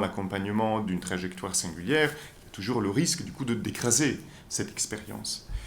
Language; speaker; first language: French; native; French